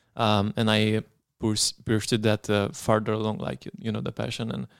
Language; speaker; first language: English; non-native, fluent; Romanian